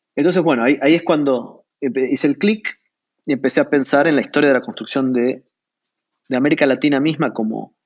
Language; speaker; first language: Spanish; native; Spanish